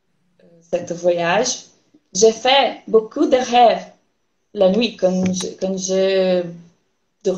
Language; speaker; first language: French; non-native, learner; Portuguese